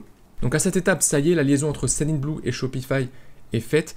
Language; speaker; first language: French; native; French